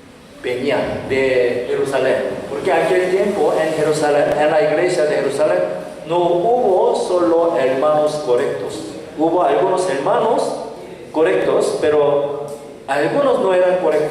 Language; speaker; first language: Spanish; non-native, learner; Korean